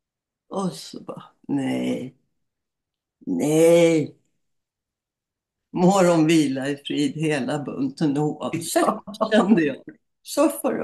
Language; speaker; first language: Swedish; native; Swedish